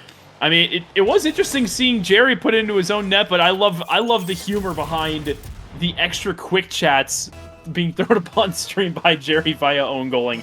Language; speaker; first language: English; native; English